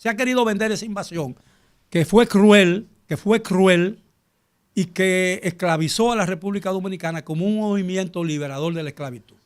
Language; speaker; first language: Spanish; native; Spanish